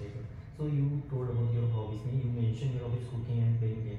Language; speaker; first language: English; non-native, learner; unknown